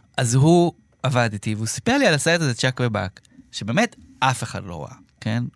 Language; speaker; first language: Hebrew; native; Hebrew